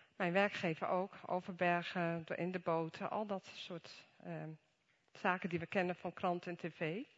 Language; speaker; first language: Dutch; native; Dutch